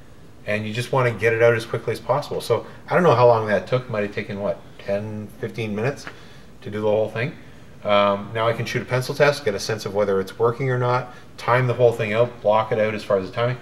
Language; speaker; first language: English; native; English